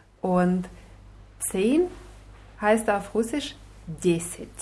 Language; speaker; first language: German; non-native, fluent; Russian